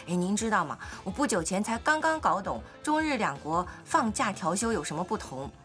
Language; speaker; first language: Chinese; native; Chinese